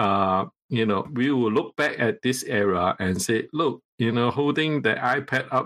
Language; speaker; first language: English; non-native, local second language; Cantonese